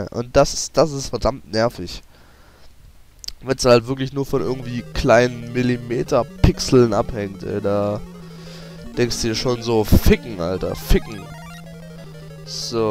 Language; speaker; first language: German; native; German